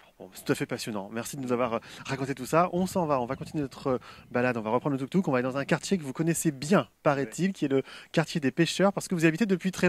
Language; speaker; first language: French; native; French